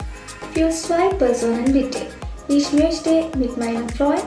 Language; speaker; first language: German; non-native, learner; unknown